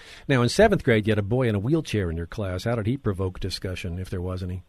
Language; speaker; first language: English; native; English